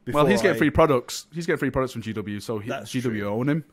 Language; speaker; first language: English; native; English